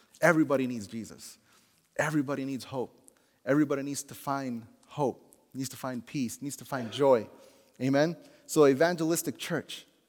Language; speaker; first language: English; early bilingual, other home language; Spanish